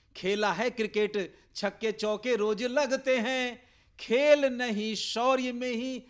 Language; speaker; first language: Hindi; native; Hindi